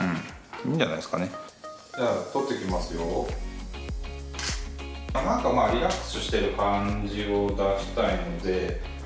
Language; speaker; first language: Japanese; native; Japanese